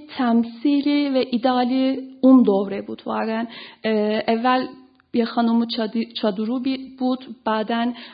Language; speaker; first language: Persian; non-native, fluent; Turkish